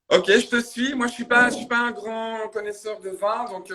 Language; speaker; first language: French; native; French